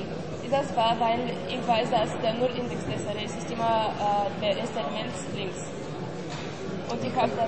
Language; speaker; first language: German; non-native, learner; Bulgarian